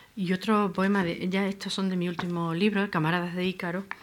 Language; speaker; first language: Spanish; native; Spanish